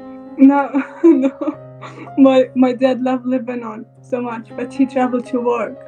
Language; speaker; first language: English; non-native, learner; Arabic